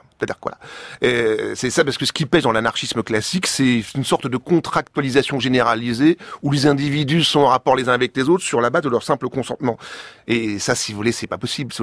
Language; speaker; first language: French; native; French